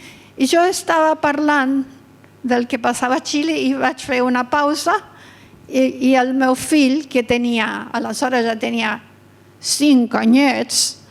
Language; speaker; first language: Catalan; early bilingual, heritage; Catalan